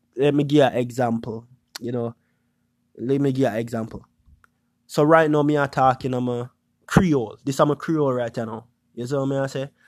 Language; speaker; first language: English; non-native, local second language; Jamaican Creole English